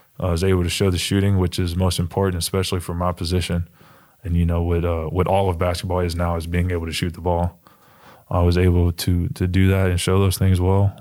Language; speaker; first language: English; native; English